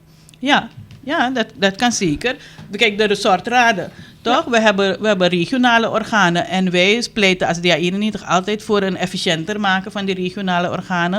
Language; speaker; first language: Dutch; native; Dutch